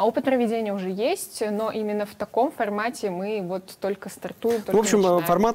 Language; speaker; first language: Russian; native; Russian